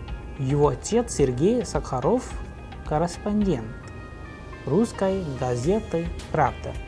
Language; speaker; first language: Russian; non-native, fluent; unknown